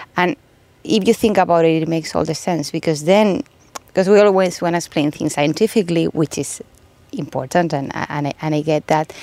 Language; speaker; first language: English; non-native, fluent; Spanish